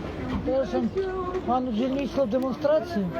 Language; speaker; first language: Polish; non-native, learner; Russian